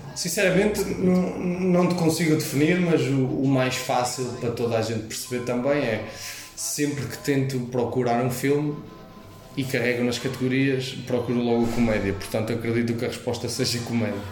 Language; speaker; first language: Portuguese; native; Portuguese